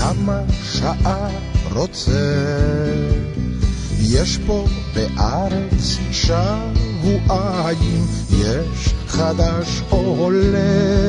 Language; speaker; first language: Hebrew; non-native, learner; Portuguese